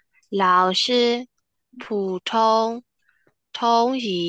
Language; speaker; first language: Chinese; non-native, learner; Burmese